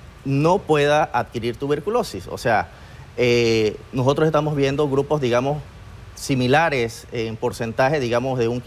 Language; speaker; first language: Spanish; native; Spanish